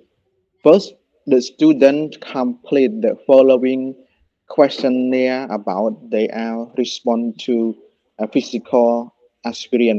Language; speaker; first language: English; non-native, learner; Khmer